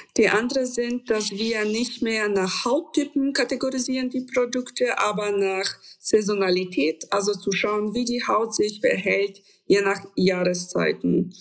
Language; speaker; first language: German; non-native, fluent; Polish